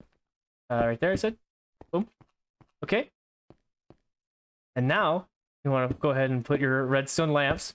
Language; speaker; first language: English; native; English